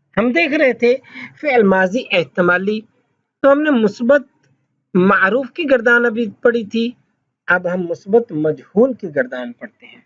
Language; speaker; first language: Urdu; native; Urdu